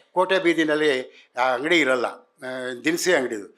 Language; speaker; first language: Kannada; native; Kannada